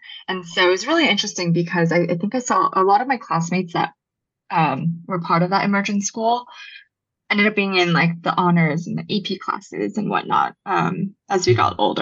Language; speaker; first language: English; early bilingual, other home language; Japanese